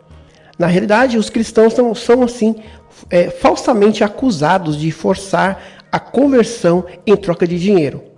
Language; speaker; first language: Portuguese; native; Portuguese